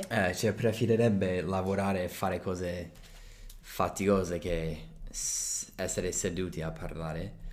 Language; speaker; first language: Italian; non-native, fluent; English